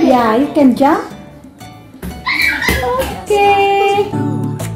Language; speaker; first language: English; non-native, fluent; Indonesian